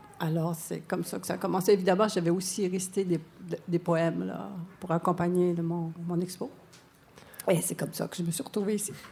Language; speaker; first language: French; non-native, local second language; Cree